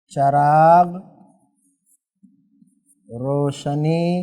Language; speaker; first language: Persian; non-native, fluent; Urdu